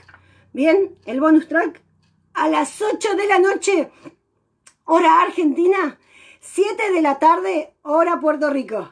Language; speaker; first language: Spanish; native; Spanish